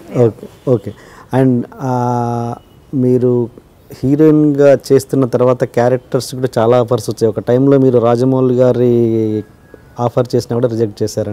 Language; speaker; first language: Telugu; native; Telugu